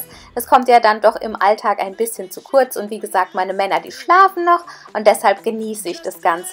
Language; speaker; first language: German; native; German